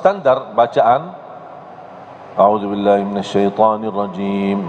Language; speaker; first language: Indonesian; non-native, fluent; Arabic